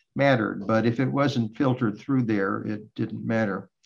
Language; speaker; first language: English; native; English